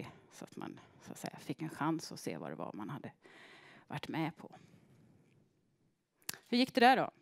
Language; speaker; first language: Swedish; native; Swedish